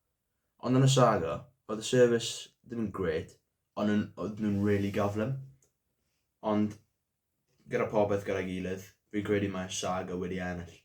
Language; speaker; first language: Welsh; non-native, local second language; English